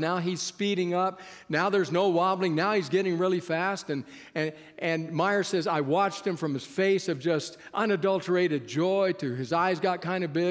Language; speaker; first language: English; native; English